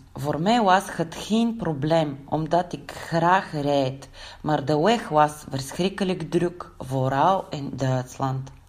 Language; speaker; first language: Dutch; non-native, learner; Bulgarian